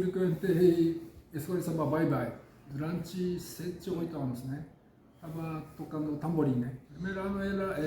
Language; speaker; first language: Portuguese; non-native, learner; Japanese